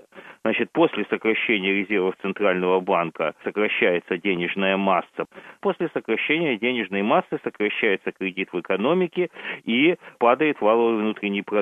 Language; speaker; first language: Russian; native; Russian